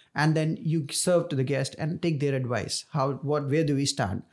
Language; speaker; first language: English; non-native, local second language; Punjabi